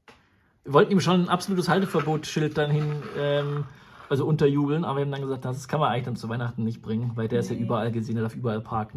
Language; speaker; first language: German; native; German